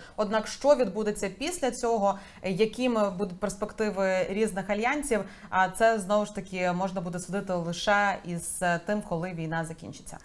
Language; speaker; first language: Ukrainian; native; Ukrainian